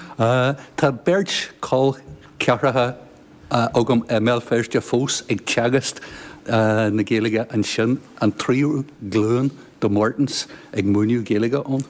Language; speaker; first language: Irish; native; Irish